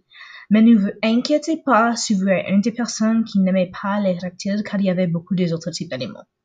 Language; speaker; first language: French; non-native, local second language; English